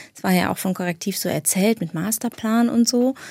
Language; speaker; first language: German; native; German